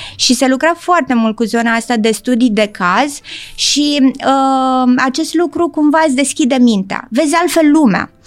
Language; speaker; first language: Romanian; native; Romanian